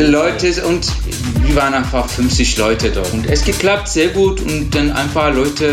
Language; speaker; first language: German; non-native, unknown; Turkish